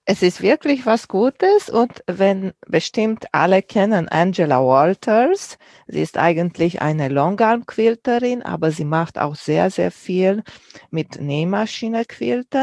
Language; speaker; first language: German; non-native, fluent; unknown